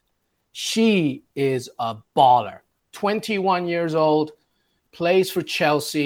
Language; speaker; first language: English; native; English